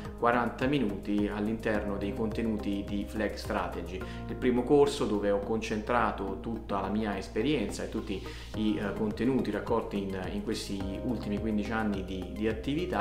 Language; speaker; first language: Italian; native; Italian